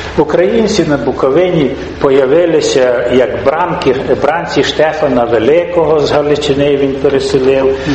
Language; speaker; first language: Ukrainian; native; Ukrainian